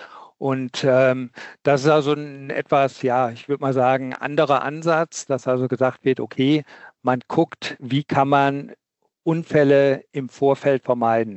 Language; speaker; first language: German; native; German